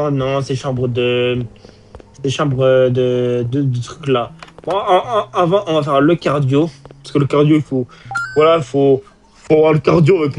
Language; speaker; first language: French; native; French